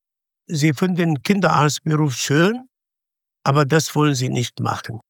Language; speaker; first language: German; non-native, fluent; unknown